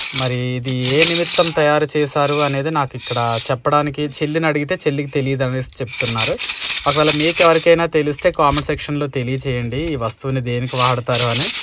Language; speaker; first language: Telugu; native; Telugu